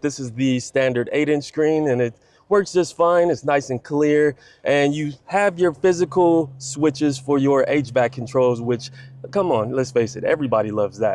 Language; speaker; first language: English; native; English